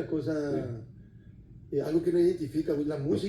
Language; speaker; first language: Spanish; native; Spanish